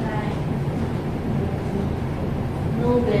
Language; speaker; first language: English; non-native, learner; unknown